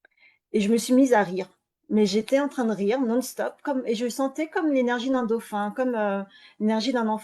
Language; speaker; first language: French; early bilingual, other home language; Lao